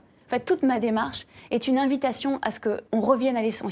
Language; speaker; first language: French; native; French